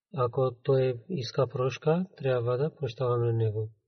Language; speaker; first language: Bulgarian; non-native, learner; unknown